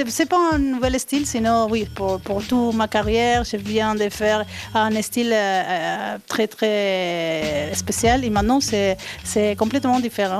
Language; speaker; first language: French; non-native, fluent; Spanish